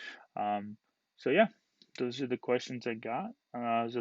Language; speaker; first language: English; native; English